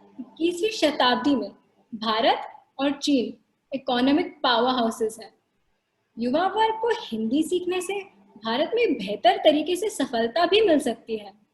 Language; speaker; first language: Hindi; non-native, local second language; Marathi